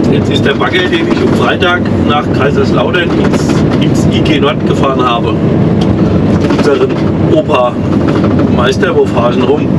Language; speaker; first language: German; native; German